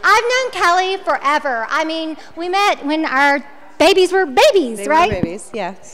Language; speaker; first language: English; native; English